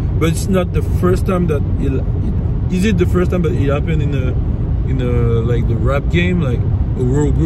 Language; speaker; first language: English; non-native, fluent; French